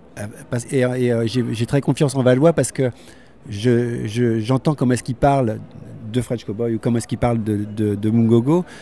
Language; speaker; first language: French; native; French